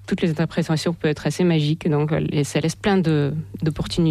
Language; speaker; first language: French; non-native, fluent; Russian